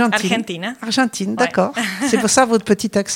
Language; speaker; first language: French; native; French